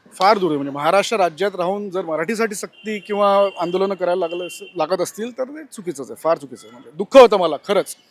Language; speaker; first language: Marathi; non-native, local second language; Gujarati